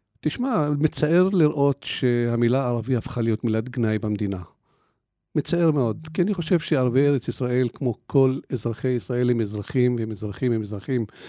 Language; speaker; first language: Hebrew; non-native, local second language; Arabic